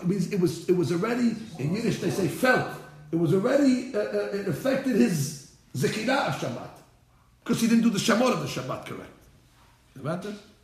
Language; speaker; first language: English; native; English